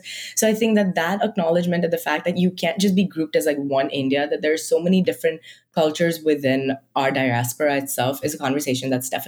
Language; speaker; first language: English; non-native, local second language; Marathi